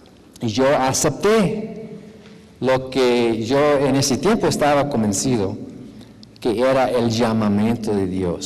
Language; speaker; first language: Spanish; non-native, fluent; English